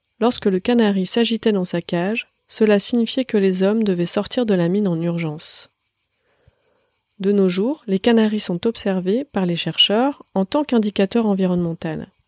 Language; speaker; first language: French; native; French